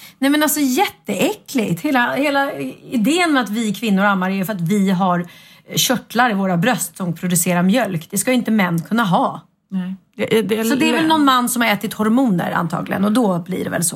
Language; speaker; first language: Swedish; native; Swedish